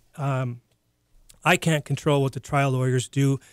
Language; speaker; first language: English; native; English